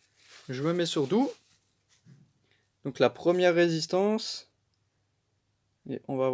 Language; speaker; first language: French; native; French